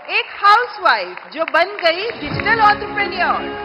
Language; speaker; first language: Hindi; native; Hindi